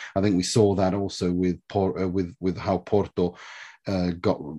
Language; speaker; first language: English; early bilingual, other home language; Swedish